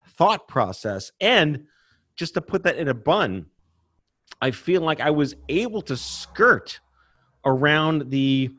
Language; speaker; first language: English; native; English